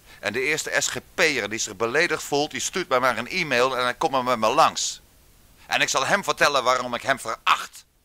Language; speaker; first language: Dutch; native; Dutch